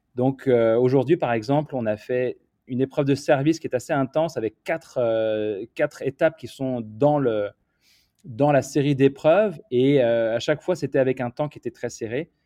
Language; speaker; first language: French; native; French